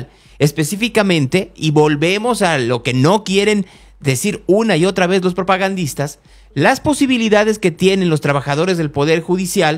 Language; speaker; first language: Spanish; native; Spanish